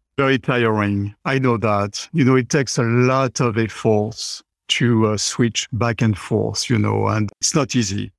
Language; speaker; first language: English; non-native, fluent; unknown